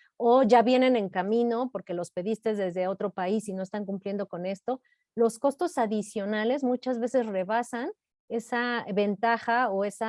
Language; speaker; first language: Spanish; native; Spanish